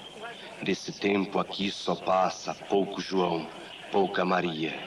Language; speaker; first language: Portuguese; native; Portuguese